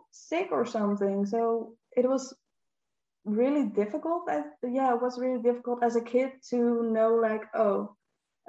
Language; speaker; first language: English; non-native, fluent; Dutch